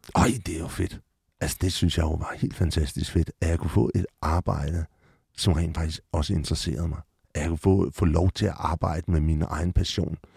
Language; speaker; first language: Danish; native; Danish